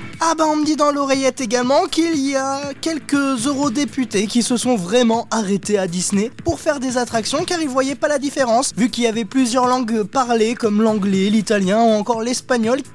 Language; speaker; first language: French; native; French